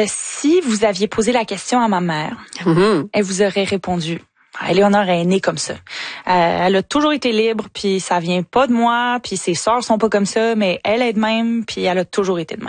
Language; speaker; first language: French; native; French